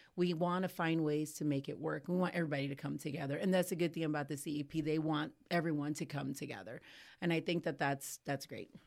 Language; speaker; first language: English; native; English